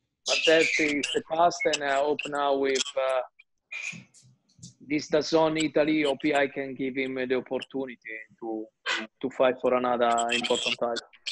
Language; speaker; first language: English; non-native, fluent; Italian